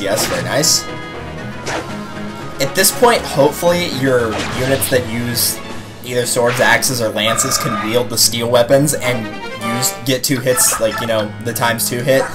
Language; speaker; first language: English; native; English